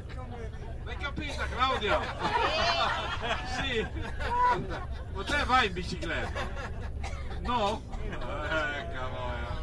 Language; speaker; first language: Italian; native; Italian